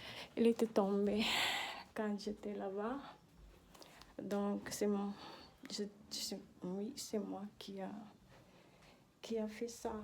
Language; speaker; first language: French; non-native, learner; Dutch